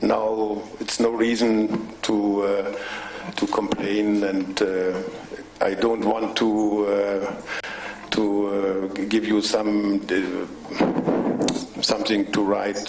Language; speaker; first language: English; non-native, fluent; German